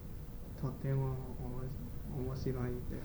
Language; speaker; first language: Japanese; non-native, learner; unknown